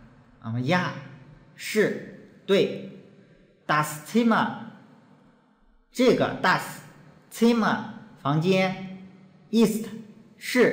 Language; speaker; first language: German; non-native, fluent; Chinese